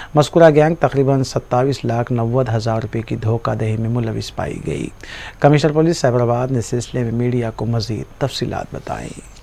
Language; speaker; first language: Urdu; native; Urdu